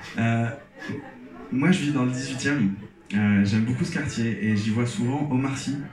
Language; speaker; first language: French; non-native, local second language; Arabic